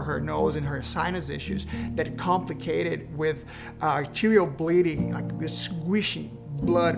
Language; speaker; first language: English; non-native, fluent; Portuguese